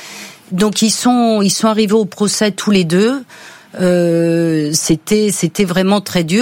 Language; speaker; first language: French; native; French